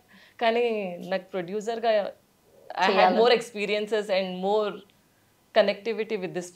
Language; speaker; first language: Telugu; non-native, local second language; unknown